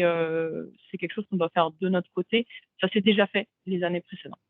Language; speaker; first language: French; native; French